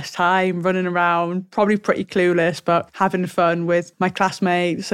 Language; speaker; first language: English; native; English